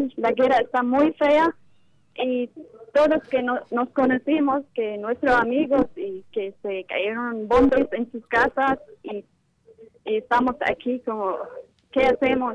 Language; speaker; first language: Spanish; non-native, learner; Kurdish